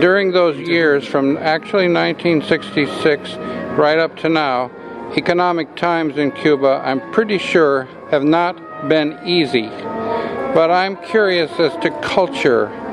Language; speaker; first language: English; native; English